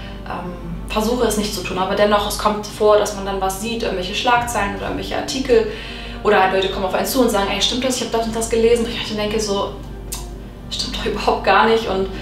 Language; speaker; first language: German; native; German